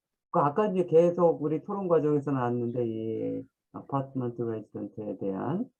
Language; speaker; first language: Korean; native; Korean